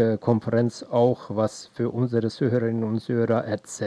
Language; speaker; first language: German; non-native, learner; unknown